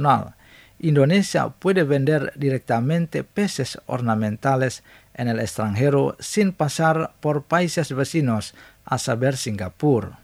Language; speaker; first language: Spanish; non-native, fluent; Indonesian